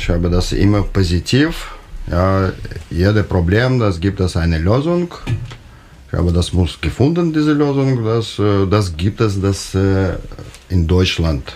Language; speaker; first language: German; non-native, learner; Russian